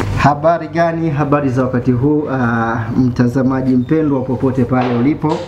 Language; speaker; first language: Swahili; native; Swahili